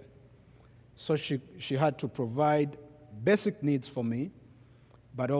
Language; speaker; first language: English; non-native, local second language; Ganda